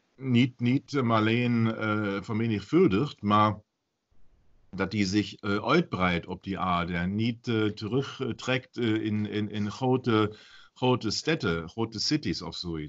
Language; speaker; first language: Dutch; non-native, learner; German